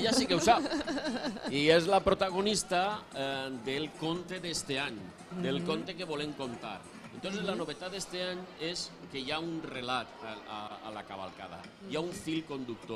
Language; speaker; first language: Catalan; native; Catalan